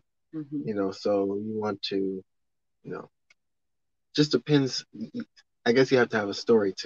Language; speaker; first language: English; native; English